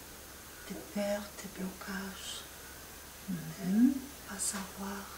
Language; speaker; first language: French; non-native, fluent; Spanish